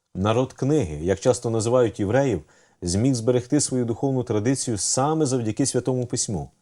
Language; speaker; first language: Ukrainian; native; Ukrainian